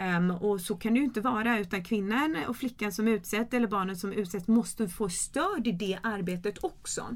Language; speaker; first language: Swedish; early bilingual, other home language; Kurdish